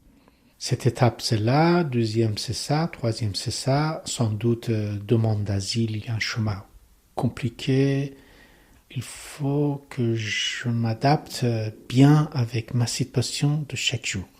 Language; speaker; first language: French; non-native, learner; Persian